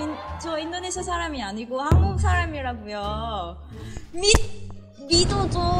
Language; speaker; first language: Korean; non-native, fluent; Indonesian